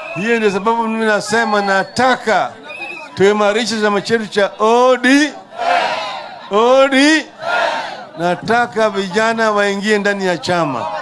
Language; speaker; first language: Swahili; non-native, local second language; Luo (Kenya and Tanzania)